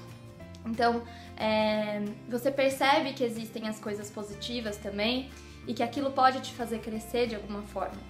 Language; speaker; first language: Portuguese; native; Portuguese